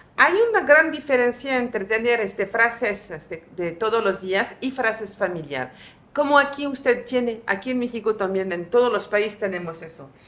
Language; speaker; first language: Spanish; non-native, fluent; French